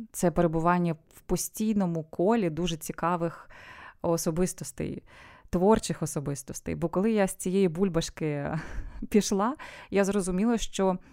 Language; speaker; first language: Ukrainian; non-native, local second language; Russian